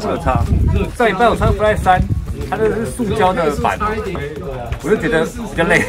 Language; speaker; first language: Chinese; native; Chinese